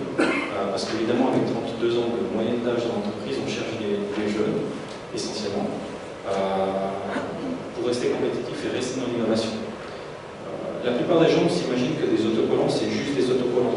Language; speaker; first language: French; native; French